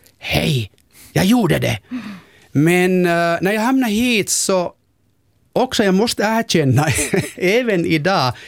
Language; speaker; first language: Swedish; non-native, local second language; Finnish